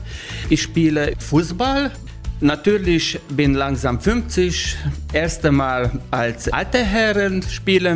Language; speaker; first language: German; non-native, learner; Hungarian